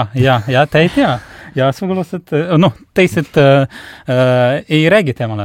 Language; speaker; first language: Estonian; non-native, local second language; Russian